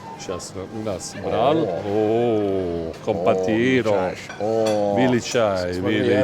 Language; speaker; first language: Russian; non-native, learner; Italian